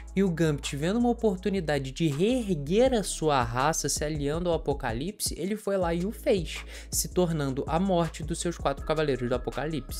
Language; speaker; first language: Portuguese; native; Portuguese